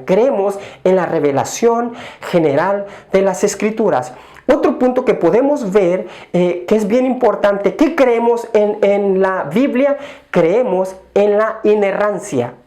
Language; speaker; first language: Spanish; native; Spanish